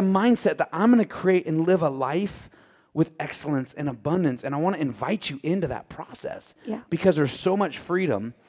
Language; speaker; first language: English; native; English